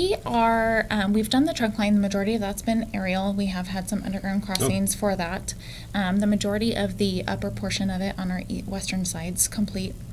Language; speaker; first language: English; native; English